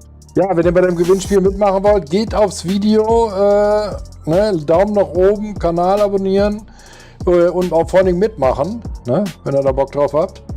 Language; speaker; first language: German; native; German